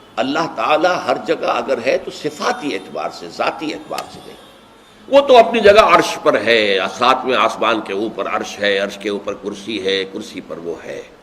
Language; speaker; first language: Urdu; native; Urdu